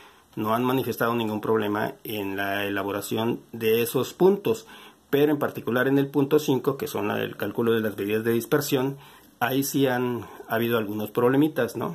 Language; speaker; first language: Spanish; native; Spanish